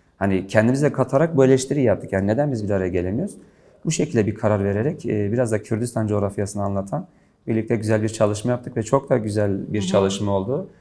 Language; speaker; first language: Turkish; non-native, local second language; Kurdish